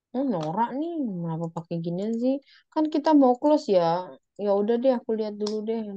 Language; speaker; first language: Indonesian; native; Indonesian